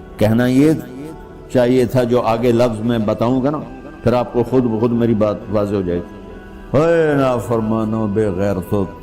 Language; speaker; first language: Urdu; non-native, local second language; Punjabi